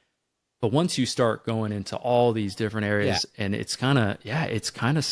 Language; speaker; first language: English; native; English